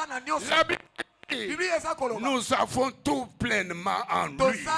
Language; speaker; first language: French; non-native, local second language; Lingala